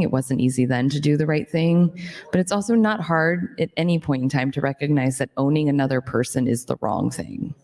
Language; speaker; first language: English; native; English